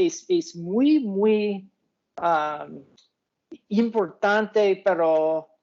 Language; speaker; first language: Spanish; non-native, fluent; English